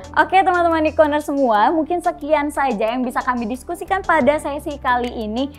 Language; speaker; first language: Indonesian; native; Indonesian